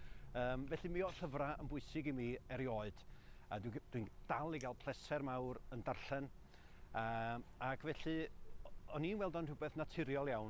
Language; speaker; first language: Welsh; native; Welsh